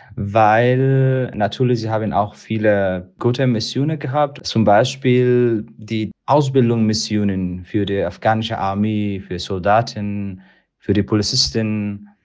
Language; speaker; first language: German; non-native, learner; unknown